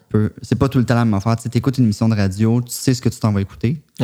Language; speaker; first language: French; native; French